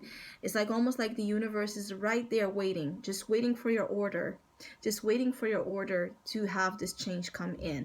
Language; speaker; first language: English; non-native, fluent; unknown